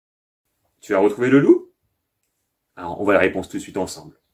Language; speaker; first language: French; native; French